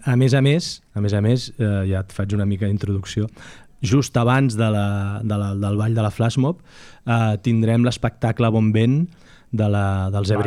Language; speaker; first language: Catalan; native; Catalan